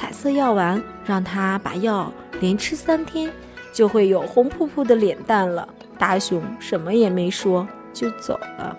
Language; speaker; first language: Chinese; native; Chinese